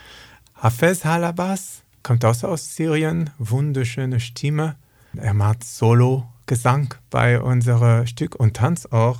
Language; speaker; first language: German; non-native, learner; French